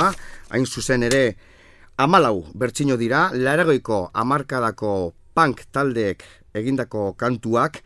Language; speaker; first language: Basque; native; Basque